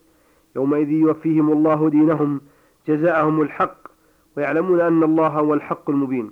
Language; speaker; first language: Arabic; native; Arabic